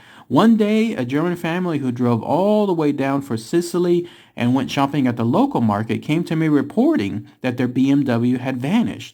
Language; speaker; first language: English; native; English